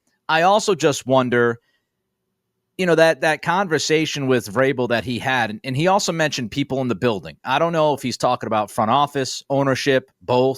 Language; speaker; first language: English; native; English